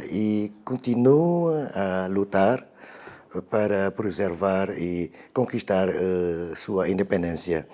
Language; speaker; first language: Portuguese; non-native, fluent; Vietnamese